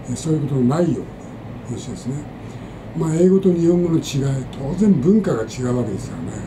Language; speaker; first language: Japanese; native; Japanese